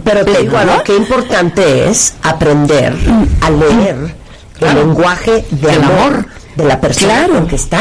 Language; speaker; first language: Spanish; native; Spanish